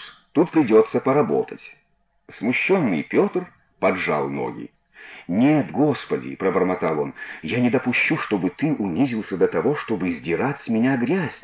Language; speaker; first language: Russian; native; Russian